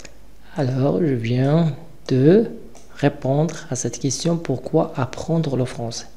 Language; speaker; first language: French; non-native, local second language; Arabic